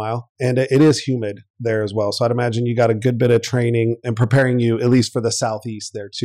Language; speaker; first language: English; native; English